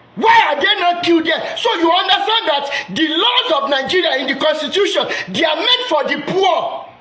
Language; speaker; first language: English; non-native, local second language; Yoruba